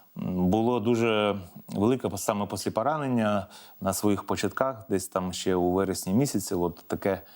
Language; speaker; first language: Ukrainian; native; Ukrainian